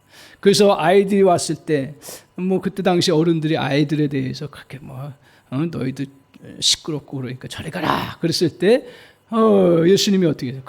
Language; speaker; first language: Korean; native; Korean